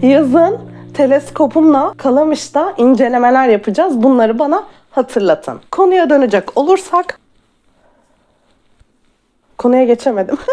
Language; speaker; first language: Turkish; native; Turkish